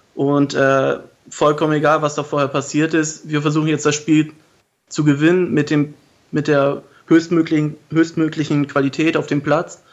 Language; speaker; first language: German; native; German